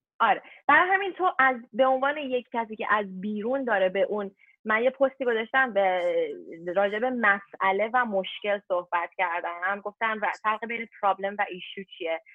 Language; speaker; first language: Persian; early bilingual, heritage; Persian